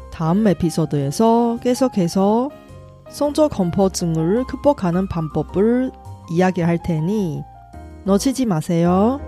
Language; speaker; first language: Korean; non-native, fluent; Chinese